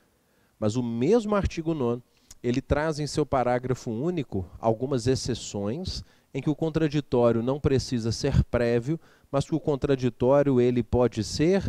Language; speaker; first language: Portuguese; native; Portuguese